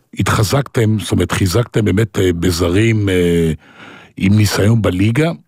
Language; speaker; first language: Hebrew; native; Hebrew